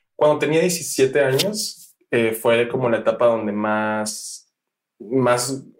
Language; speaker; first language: Spanish; native; Spanish